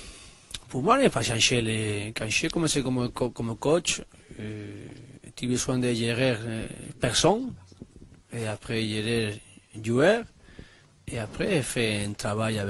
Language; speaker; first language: French; non-native, learner; Spanish